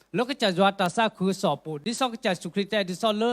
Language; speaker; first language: Thai; non-native, local second language; S'gaw Karen